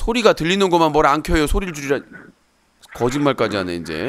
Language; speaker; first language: Korean; native; Korean